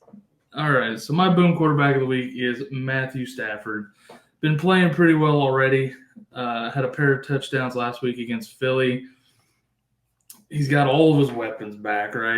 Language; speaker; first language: English; native; English